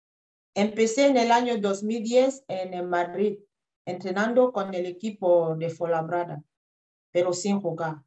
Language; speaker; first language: Spanish; non-native, fluent; French